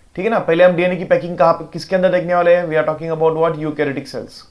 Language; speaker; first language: Hindi; non-native, local second language; Marathi